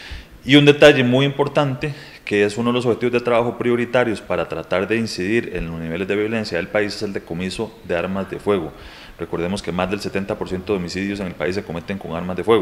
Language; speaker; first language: Spanish; native; Spanish